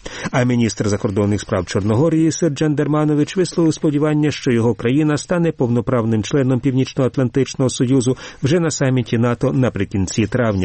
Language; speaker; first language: Ukrainian; native; Ukrainian